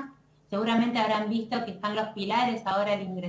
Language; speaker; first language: Spanish; native; Spanish